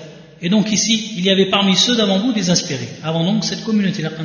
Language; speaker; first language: French; native; French